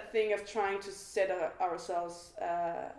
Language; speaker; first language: English; non-native, fluent; Danish